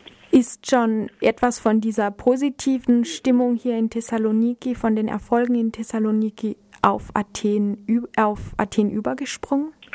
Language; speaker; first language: German; native; German